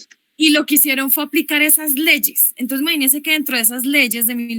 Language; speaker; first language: Spanish; native; Spanish